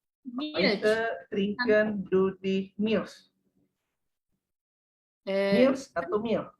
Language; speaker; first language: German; non-native, learner; Indonesian